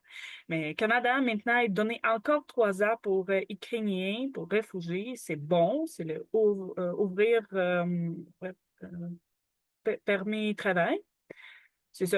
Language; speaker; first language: French; non-native, learner; Ukrainian